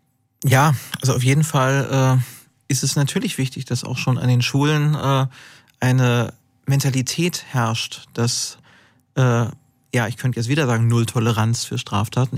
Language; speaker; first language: German; native; German